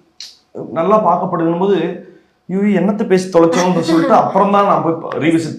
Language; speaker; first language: Tamil; native; Tamil